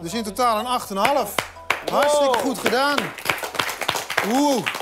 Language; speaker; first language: Dutch; native; Dutch